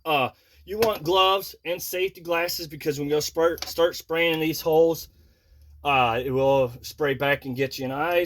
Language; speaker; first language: English; native; English